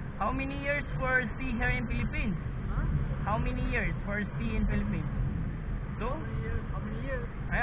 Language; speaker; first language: English; non-native, learner; Arabic